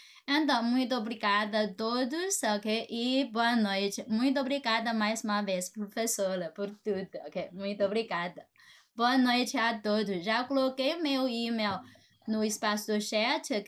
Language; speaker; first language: Portuguese; non-native, fluent; Chinese